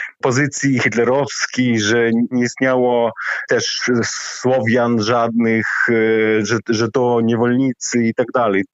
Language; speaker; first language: Polish; non-native, fluent; Ukrainian